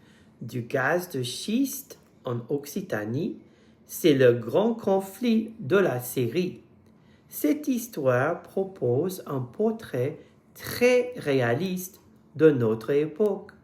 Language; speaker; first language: French; non-native, fluent; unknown